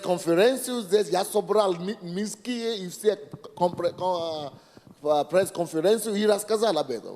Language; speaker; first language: Russian; non-native, fluent; Yoruba